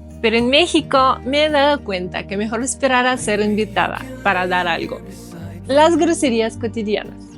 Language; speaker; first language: Spanish; non-native, fluent; Russian